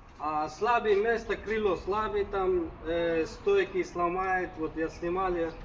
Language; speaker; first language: Russian; non-native, local second language; Uzbek